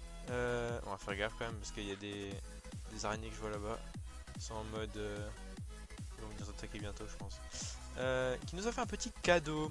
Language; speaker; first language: French; native; French